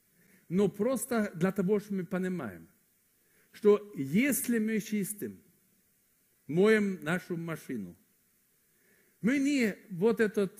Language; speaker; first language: Russian; non-native, fluent; Swedish